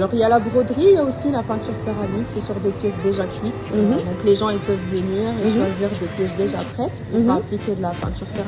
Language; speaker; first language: French; non-native, local second language; Arabic